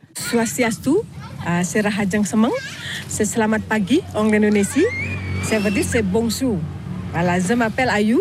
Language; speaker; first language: French; non-native, learner; Balinese